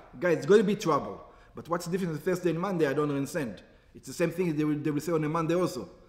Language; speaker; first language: English; non-native, fluent; Hebrew